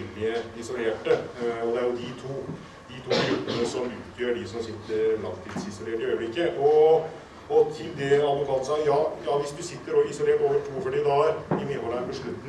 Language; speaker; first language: Norwegian; native; Norwegian